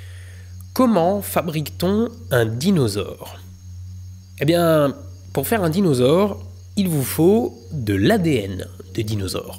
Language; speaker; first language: French; native; French